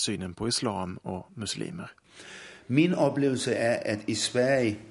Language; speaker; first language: Swedish; non-native, fluent; Arabic